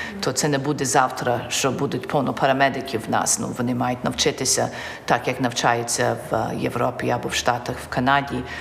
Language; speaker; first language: Ukrainian; early bilingual, heritage; Ukrainian